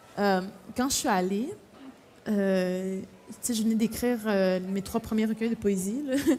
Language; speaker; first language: French; native; French